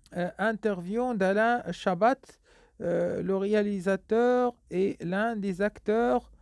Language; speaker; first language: French; non-native, local second language; Arabic